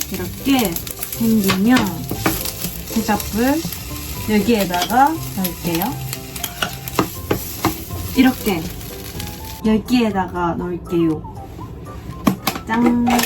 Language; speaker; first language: Korean; non-native, fluent; Japanese